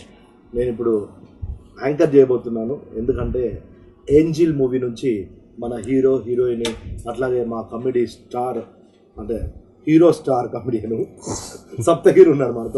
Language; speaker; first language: Telugu; native; Telugu